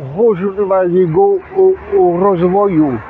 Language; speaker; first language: Polish; non-native, learner; French